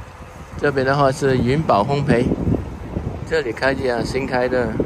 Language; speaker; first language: Chinese; non-native, local second language; Cantonese